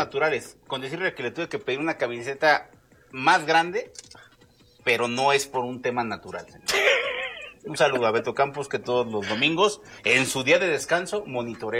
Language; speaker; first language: Spanish; native; Spanish